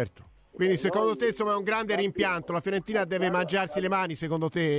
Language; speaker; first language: Italian; native; Italian